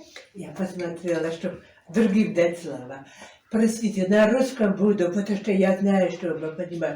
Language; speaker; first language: Russian; non-native, fluent; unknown